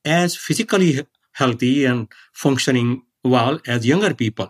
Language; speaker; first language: English; non-native, local second language; Marathi